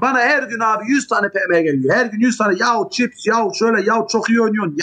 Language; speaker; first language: Turkish; early bilingual, heritage; Turkish